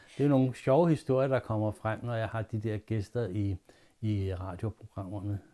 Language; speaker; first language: Danish; native; Danish